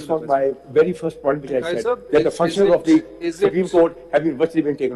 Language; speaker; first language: English; non-native, local second language; Urdu